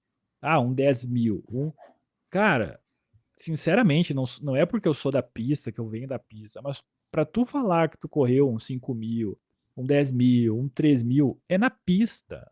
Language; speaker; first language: Portuguese; native; Portuguese